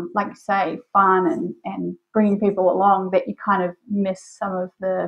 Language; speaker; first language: English; native; English